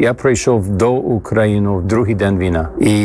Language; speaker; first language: Ukrainian; early bilingual, heritage; English